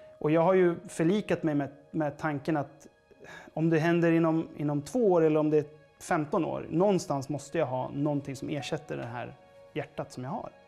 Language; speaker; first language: Swedish; native; Swedish